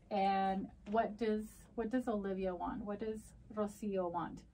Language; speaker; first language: English; early bilingual, other home language; Spanish